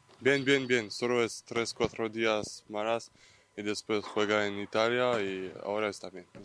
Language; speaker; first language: Spanish; non-native, learner; French